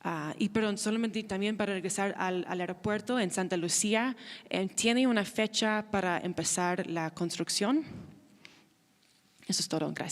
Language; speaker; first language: Spanish; non-native, fluent; English